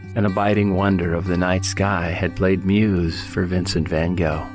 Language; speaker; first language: English; native; English